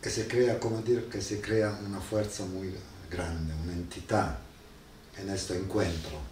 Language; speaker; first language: Spanish; non-native, learner; Italian